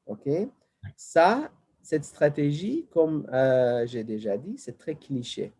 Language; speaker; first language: French; non-native, fluent; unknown